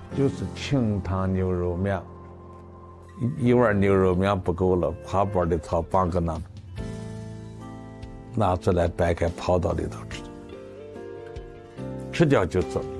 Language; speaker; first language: Chinese; native; Chinese